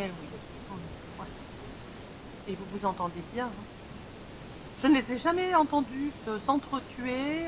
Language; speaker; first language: French; native; French